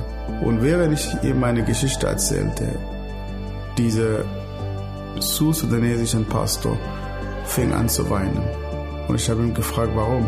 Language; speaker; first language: German; non-native, fluent; Arabic